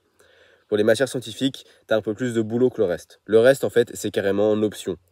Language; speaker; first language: French; native; French